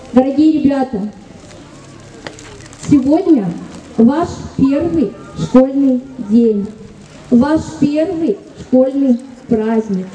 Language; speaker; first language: Russian; non-native, local second language; Gagauz